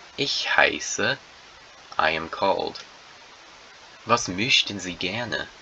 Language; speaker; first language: German; non-native, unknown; English